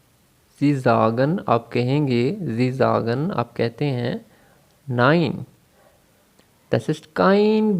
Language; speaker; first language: German; non-native, fluent; Urdu